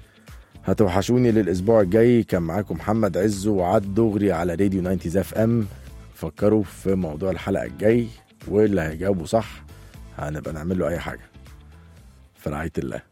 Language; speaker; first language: Arabic; native; Arabic